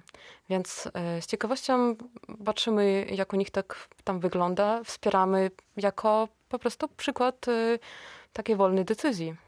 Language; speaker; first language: Polish; non-native, fluent; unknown